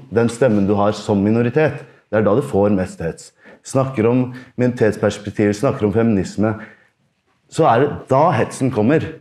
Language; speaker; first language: Norwegian; early bilingual, other home language; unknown